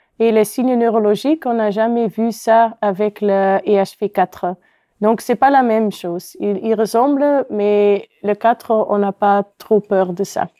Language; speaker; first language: French; non-native, local second language; Dutch